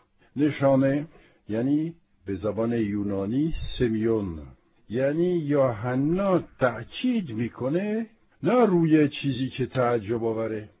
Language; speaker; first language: Persian; non-native, fluent; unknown